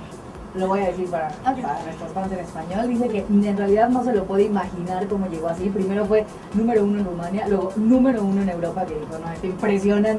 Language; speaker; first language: Spanish; native; Spanish